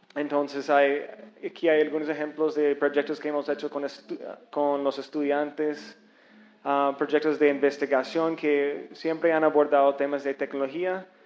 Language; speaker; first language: Spanish; non-native, fluent; English